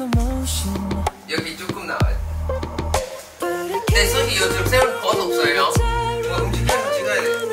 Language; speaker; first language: Korean; non-native, fluent; Thai